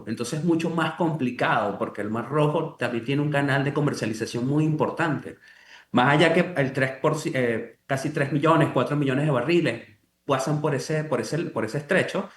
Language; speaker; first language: Spanish; native; Spanish